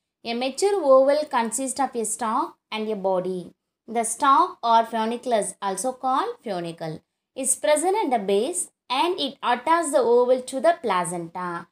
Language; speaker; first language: English; non-native, local second language; Tamil